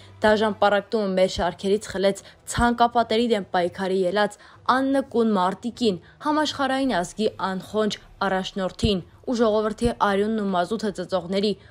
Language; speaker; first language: Armenian; native; Armenian